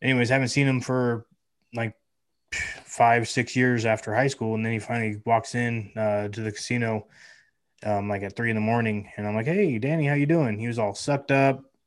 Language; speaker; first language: English; native; English